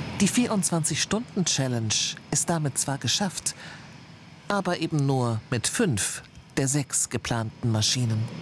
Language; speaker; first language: German; native; German